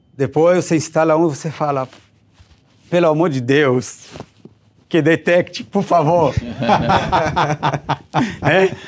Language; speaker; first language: Portuguese; non-native, fluent; Hebrew